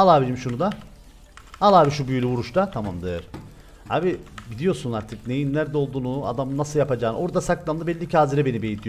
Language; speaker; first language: Turkish; native; Turkish